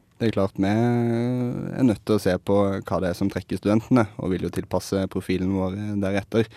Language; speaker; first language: Norwegian; native; Norwegian